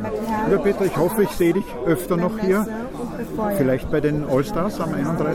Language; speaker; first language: German; native; German